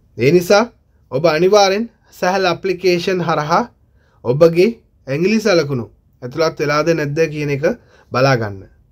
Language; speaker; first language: Sinhala; non-native, local second language; Tamil